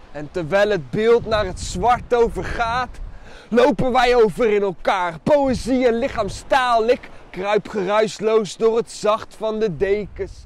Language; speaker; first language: Dutch; native; Dutch